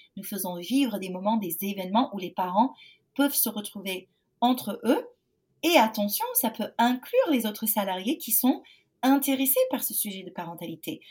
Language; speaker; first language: French; non-native, fluent; English